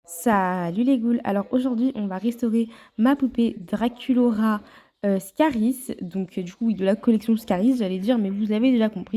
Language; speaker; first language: French; native; French